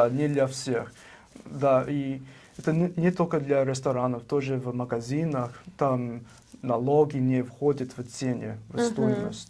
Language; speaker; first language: Russian; non-native, fluent; English